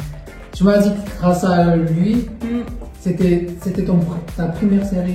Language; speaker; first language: French; non-native, fluent; Korean